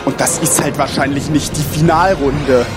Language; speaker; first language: German; native; German